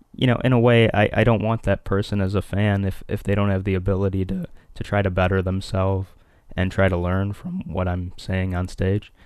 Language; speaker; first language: English; early bilingual, other home language; Hindi